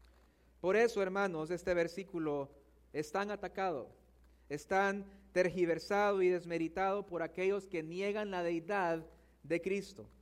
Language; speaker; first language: Spanish; native; Spanish